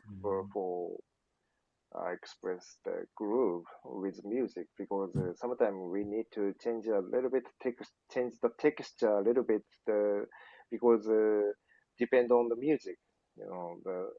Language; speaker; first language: English; non-native, learner; Japanese